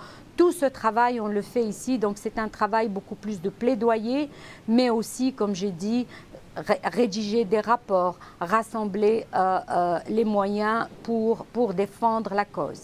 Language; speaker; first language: French; non-native, local second language; Arabic